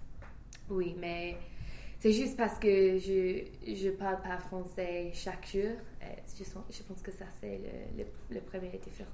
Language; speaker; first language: French; non-native, fluent; English